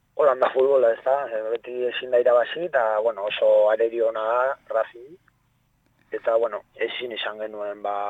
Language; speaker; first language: Basque; non-native, local second language; Spanish